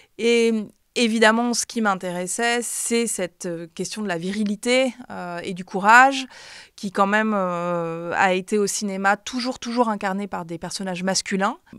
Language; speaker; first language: French; native; French